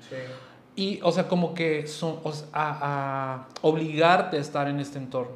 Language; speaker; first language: Spanish; native; Spanish